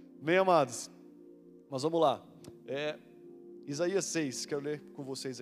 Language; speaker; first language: Portuguese; native; Portuguese